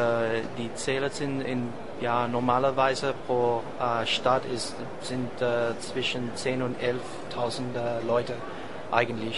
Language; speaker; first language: German; non-native, learner; English